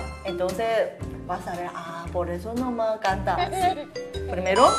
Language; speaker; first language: Spanish; non-native, learner; Korean